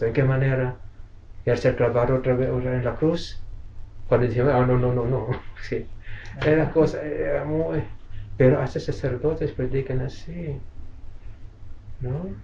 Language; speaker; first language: Spanish; non-native, fluent; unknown